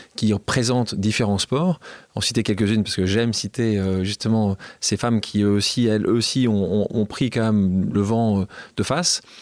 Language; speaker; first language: French; native; French